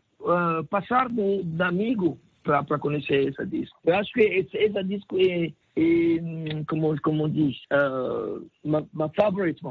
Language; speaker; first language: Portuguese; non-native, learner; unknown